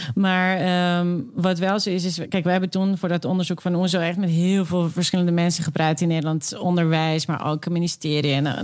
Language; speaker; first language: Dutch; early bilingual, other home language; Serbian